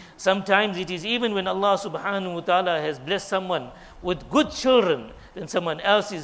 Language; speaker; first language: English; native; English